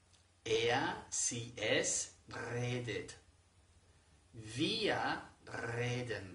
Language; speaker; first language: German; non-native, fluent; Spanish